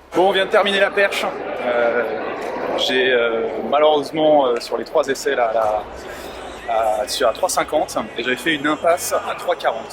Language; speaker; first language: French; native; French